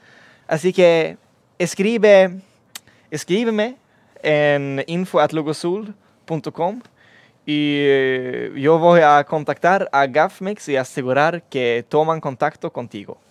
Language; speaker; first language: Spanish; non-native, learner; Swedish